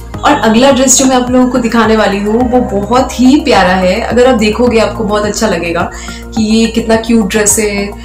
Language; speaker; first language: Hindi; non-native, local second language; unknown